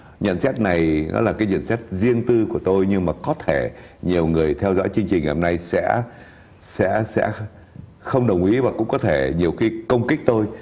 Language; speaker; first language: Vietnamese; native; Vietnamese